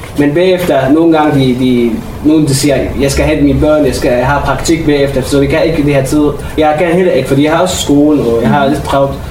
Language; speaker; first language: Danish; non-native, fluent; Arabic